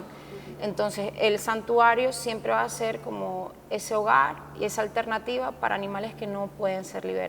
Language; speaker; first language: Spanish; native; Spanish